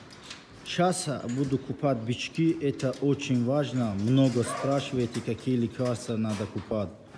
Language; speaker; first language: Russian; non-native, learner; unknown